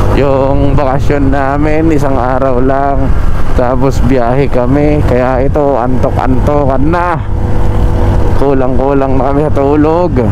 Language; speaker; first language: Filipino; non-native, local second language; Bikol